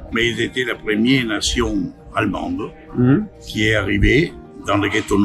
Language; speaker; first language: French; non-native, fluent; Italian